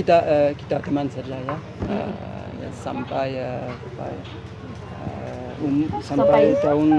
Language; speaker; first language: Indonesian; non-native, learner; French